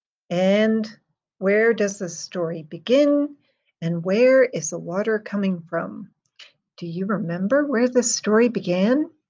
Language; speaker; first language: English; native; English